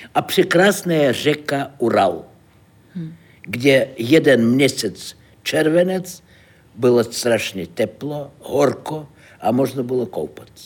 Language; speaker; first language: Czech; non-native, fluent; Russian